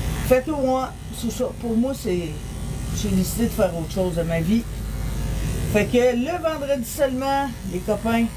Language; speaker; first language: French; native; French